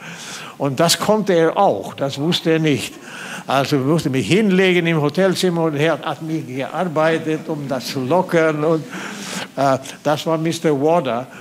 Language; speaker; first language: German; non-native, fluent; Swedish